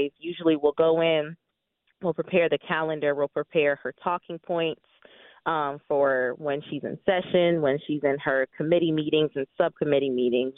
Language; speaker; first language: English; native; English